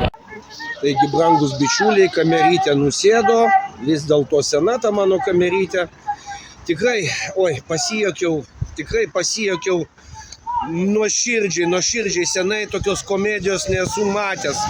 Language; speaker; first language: Lithuanian; native; Lithuanian